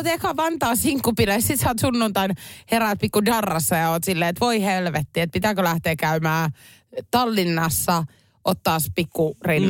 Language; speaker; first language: Finnish; native; Finnish